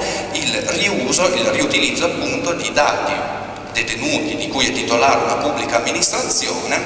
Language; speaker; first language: Italian; native; Italian